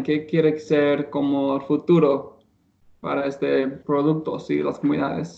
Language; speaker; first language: Spanish; non-native, learner; English